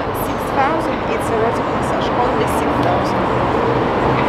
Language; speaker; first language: English; non-native, learner; Russian